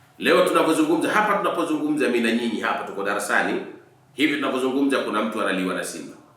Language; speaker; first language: Swahili; native; Swahili